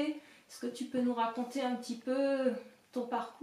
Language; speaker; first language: French; native; French